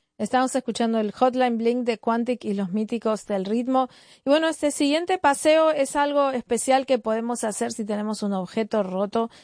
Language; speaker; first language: Spanish; native; Spanish